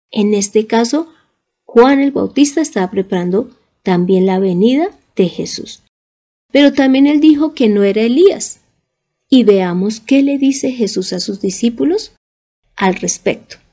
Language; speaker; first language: Spanish; native; Spanish